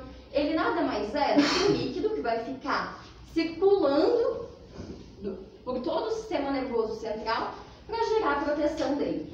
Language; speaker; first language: Portuguese; native; Portuguese